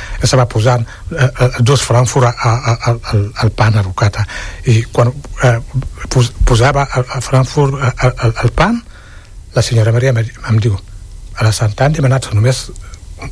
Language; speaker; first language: Catalan; non-native, fluent; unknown